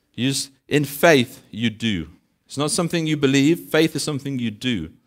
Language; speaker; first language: English; native; English